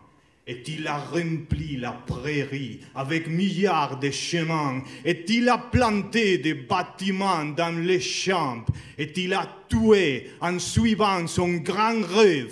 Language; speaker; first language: French; non-native, learner; Spanish